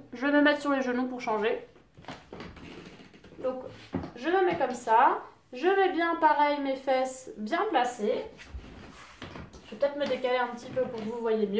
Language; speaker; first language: French; native; French